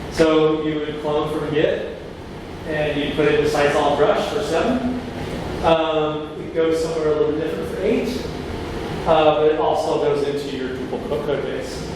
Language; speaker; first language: English; native; English